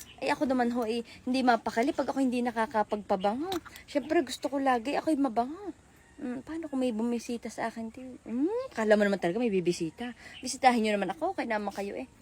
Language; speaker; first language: Filipino; native; Filipino